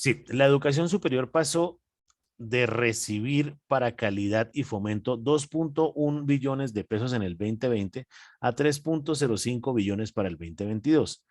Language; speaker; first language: Spanish; native; Spanish